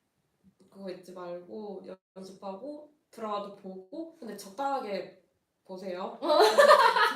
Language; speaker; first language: Korean; non-native, fluent; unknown